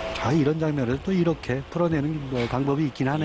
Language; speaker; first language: Korean; native; Korean